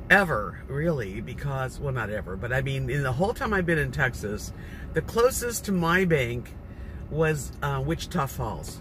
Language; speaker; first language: English; native; English